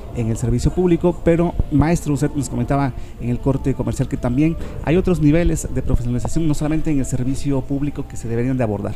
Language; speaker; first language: Spanish; native; Spanish